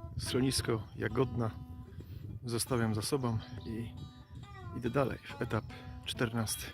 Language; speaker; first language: Polish; native; Polish